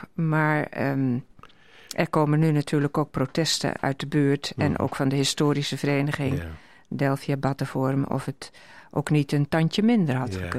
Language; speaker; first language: Dutch; native; Dutch